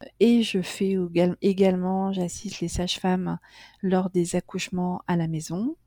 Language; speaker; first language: French; native; French